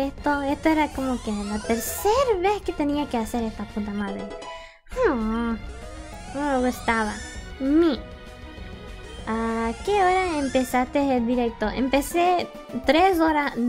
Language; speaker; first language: Spanish; early bilingual, heritage; English